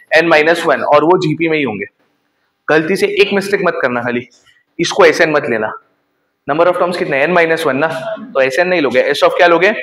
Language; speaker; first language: Hindi; native; Hindi